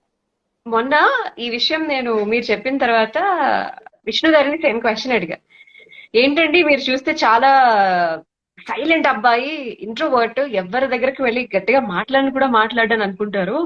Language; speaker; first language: Telugu; native; Telugu